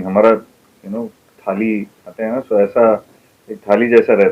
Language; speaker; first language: Hindi; non-native, local second language; Tamil